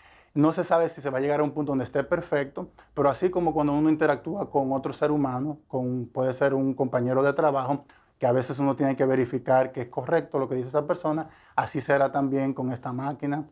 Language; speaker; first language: Spanish; native; Spanish